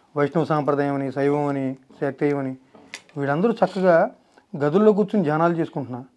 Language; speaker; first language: Telugu; native; Telugu